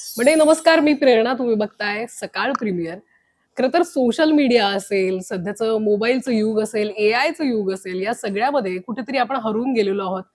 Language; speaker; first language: Marathi; native; Marathi